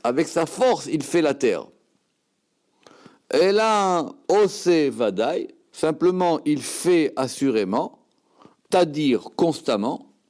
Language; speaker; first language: French; native; French